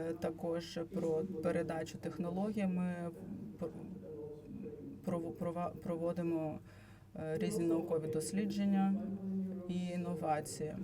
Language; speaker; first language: Ukrainian; non-native, fluent; Latvian